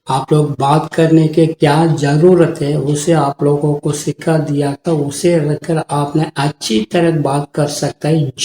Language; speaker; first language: Hindi; non-native, local second language; Tamil